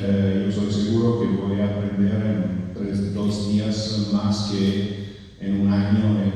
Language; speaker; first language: Spanish; non-native, fluent; Italian